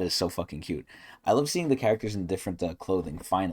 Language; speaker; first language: English; native; English